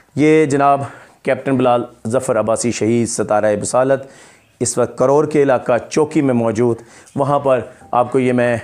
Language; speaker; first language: Urdu; non-native, local second language; Punjabi